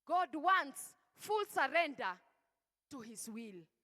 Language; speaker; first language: English; non-native, local second language; Swahili